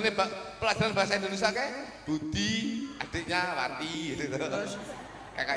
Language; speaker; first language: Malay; non-native, local second language; Javanese